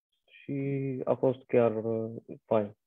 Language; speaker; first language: Romanian; non-native, fluent; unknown